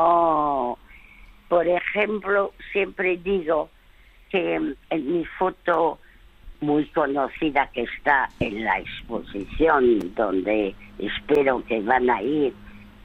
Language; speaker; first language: Spanish; early bilingual, other home language; French